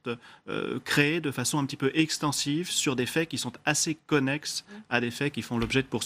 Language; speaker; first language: French; native; French